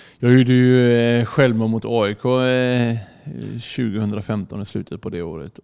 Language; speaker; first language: Swedish; early bilingual, other home language; Arabic